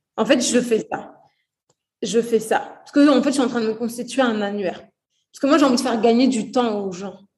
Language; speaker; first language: French; early bilingual, other home language; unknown